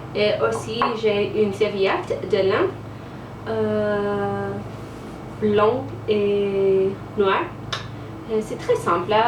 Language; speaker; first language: French; non-native, learner; English